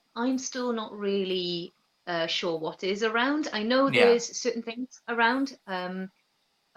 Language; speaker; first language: English; native; English